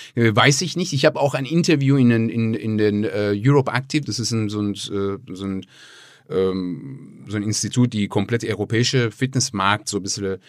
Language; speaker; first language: German; non-native, fluent; Persian